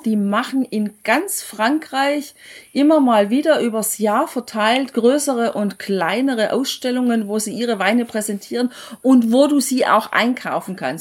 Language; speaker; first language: German; native; German